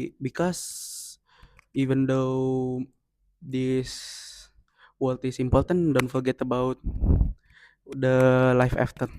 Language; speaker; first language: English; non-native, learner; Indonesian